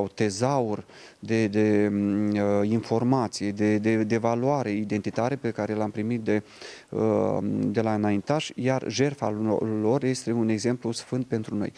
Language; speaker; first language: Romanian; non-native, local second language; Russian